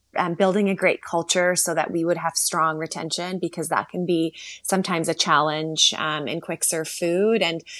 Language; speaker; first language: English; early bilingual, other home language; Slovak